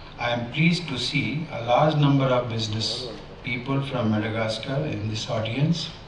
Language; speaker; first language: English; non-native, local second language; Hindi